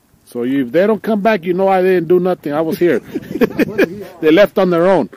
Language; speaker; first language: English; early bilingual, other home language; Spanish